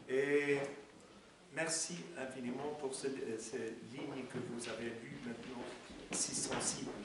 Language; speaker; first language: French; non-native, fluent; Swedish